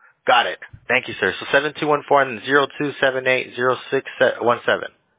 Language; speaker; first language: English; early bilingual, other home language; Spanish